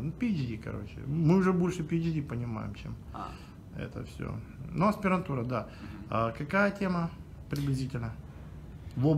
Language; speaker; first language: Russian; native; Russian